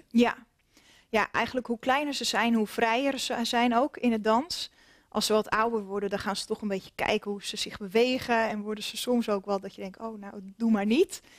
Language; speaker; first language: Dutch; native; Dutch